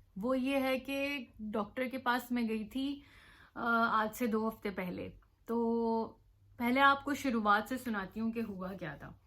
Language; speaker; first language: Urdu; native; Urdu